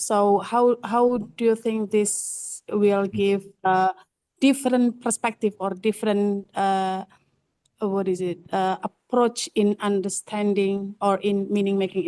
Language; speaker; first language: English; non-native, fluent; Indonesian